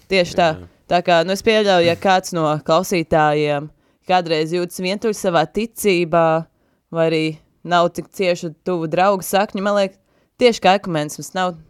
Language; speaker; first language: Latvian; native; Latvian